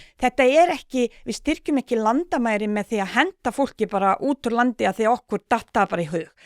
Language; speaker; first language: Icelandic; non-native, fluent; Bosnian